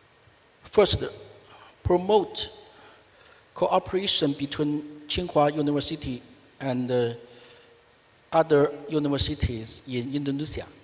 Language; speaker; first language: English; non-native, fluent; Chinese